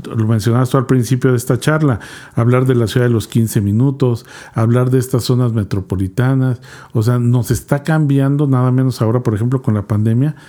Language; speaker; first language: Spanish; native; Spanish